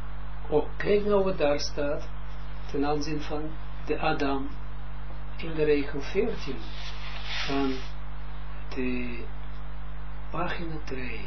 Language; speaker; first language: Dutch; non-native, fluent; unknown